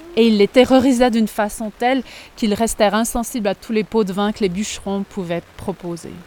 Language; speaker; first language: French; native; French